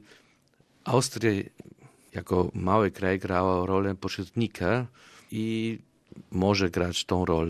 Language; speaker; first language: Polish; non-native, fluent; German